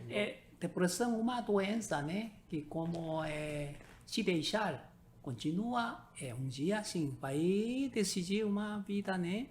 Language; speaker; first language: Portuguese; non-native, learner; Korean